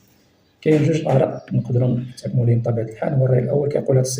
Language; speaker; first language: Arabic; native; Arabic